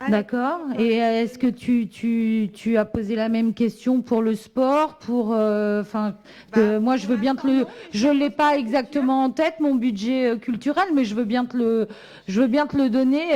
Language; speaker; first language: French; native; French